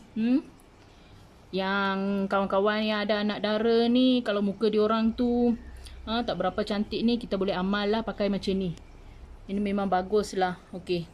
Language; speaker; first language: Malay; non-native, local second language; Tamil